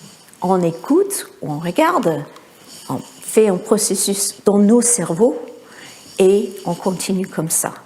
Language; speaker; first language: French; non-native, fluent; English